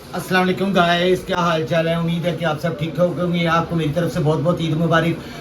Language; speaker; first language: Urdu; non-native, local second language; Punjabi